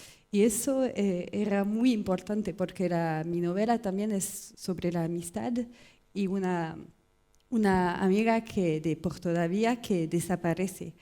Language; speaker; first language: Spanish; non-native, learner; French